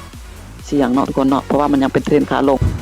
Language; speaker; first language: Thai; non-native, local second language; Lao